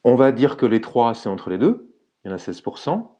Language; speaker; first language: French; native; French